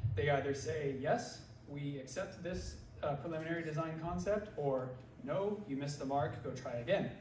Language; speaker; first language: English; native; English